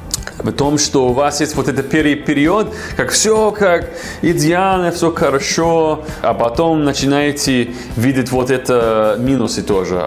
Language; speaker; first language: Russian; non-native, fluent; English